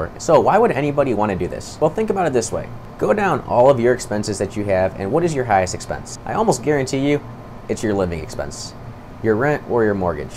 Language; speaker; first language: English; native; English